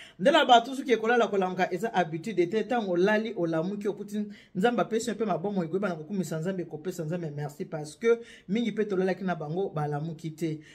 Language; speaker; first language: Lingala; native; Lingala